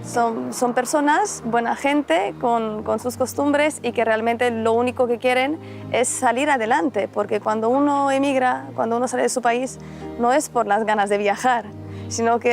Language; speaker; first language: Spanish; non-native, fluent; Romanian